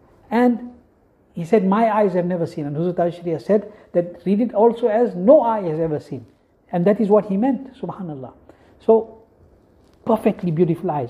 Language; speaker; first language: English; native; English